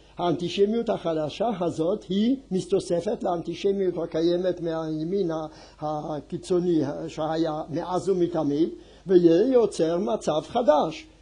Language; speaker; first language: Hebrew; non-native, fluent; French